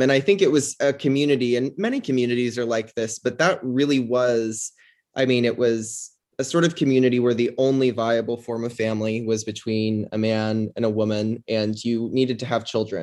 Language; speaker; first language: English; native; English